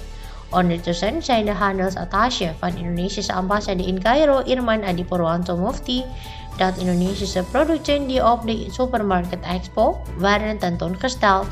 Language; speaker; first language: Dutch; non-native, fluent; Indonesian